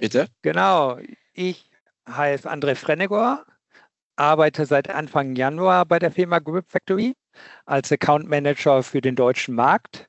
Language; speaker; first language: German; native; German